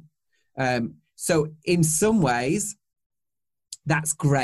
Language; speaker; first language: English; native; English